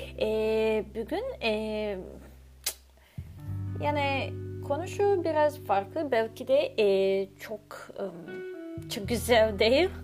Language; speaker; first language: Turkish; non-native, learner; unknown